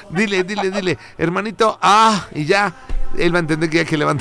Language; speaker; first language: Spanish; native; Spanish